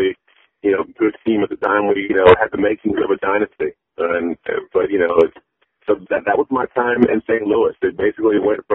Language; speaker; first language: English; native; English